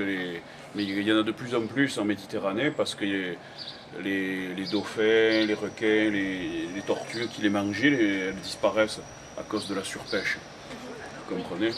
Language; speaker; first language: French; native; French